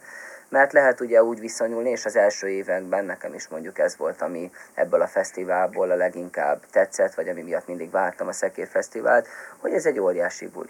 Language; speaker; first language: Hungarian; native; Hungarian